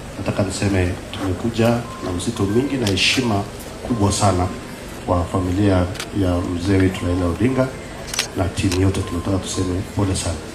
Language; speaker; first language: Swahili; non-native, local second language; Kalenjin